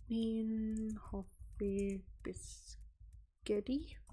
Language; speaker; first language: Welsh; non-native, learner; English